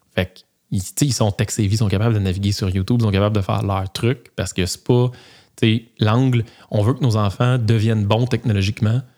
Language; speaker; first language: French; native; French